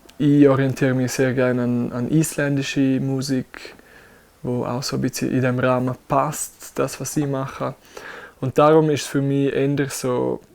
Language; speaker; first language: German; non-native, local second language; Romansh